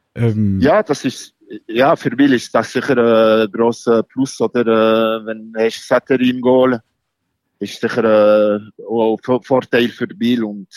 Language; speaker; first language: German; non-native, local second language; French